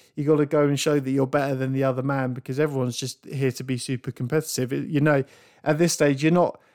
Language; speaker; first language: English; native; English